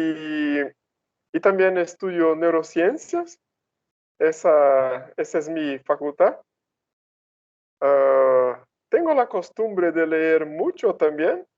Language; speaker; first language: Spanish; non-native, fluent; Portuguese